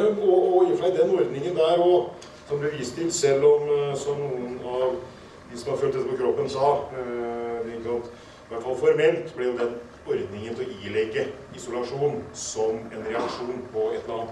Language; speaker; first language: Norwegian; native; Norwegian